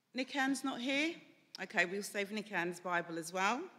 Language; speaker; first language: English; native; English